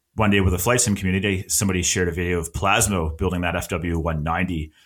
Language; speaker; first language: English; native; English